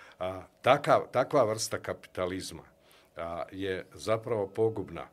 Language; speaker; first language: Bosnian; native; Bosnian